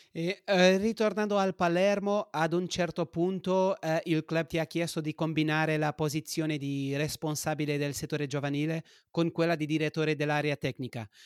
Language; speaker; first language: Italian; non-native, fluent; Portuguese